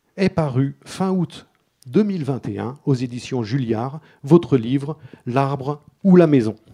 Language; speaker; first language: French; native; French